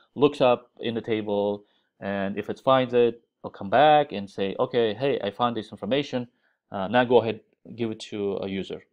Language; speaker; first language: English; non-native, fluent; Uzbek